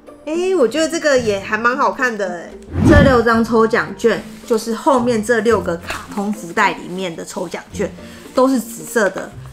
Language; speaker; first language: Chinese; native; Chinese